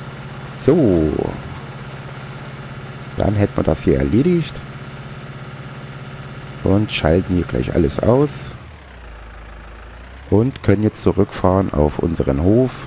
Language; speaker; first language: German; native; German